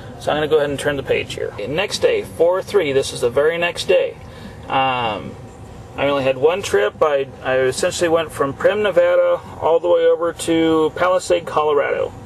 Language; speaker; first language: English; native; English